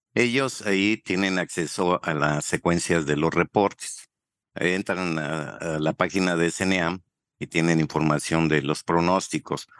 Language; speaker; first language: Spanish; native; Spanish